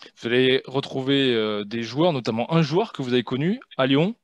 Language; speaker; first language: French; native; French